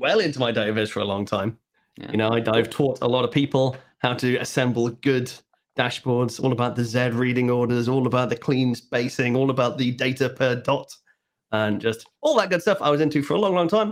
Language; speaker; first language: English; native; English